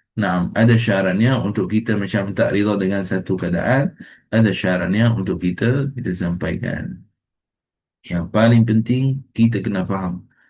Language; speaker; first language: Malay; non-native, fluent; Arabic